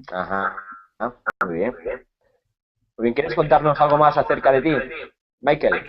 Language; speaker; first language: Spanish; native; Spanish